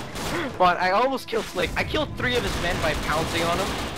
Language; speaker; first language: English; native; English